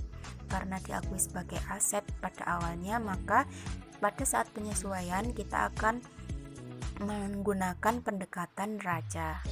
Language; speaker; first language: Indonesian; native; Indonesian